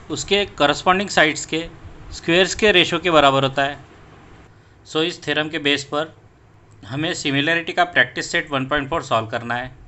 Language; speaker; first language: Hindi; non-native, local second language; Marathi